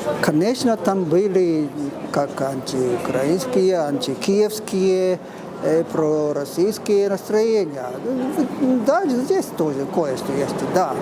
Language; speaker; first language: Russian; non-native, learner; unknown